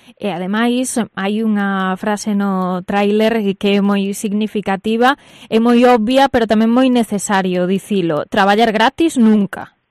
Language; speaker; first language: Galician; native; Galician